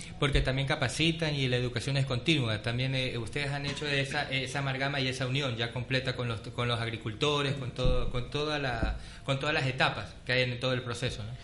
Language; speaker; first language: Spanish; native; Spanish